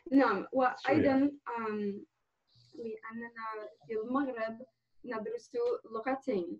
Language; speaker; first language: Arabic; non-native, learner; English